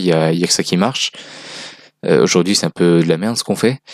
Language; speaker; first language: French; native; French